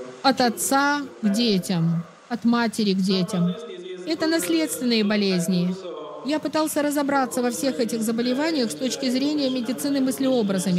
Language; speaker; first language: Russian; native; Russian